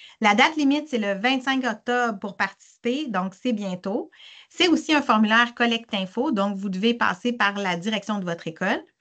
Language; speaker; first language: French; native; French